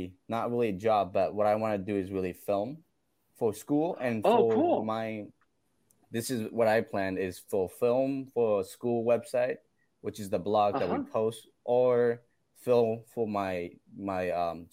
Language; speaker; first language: English; non-native, fluent; Burmese